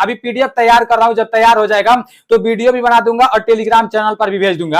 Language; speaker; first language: Hindi; native; Hindi